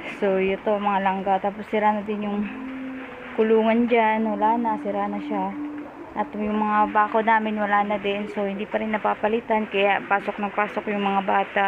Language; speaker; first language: Filipino; non-native, local second language; Waray